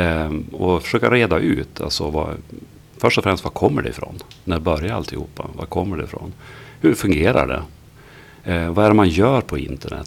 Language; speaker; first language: Swedish; native; Swedish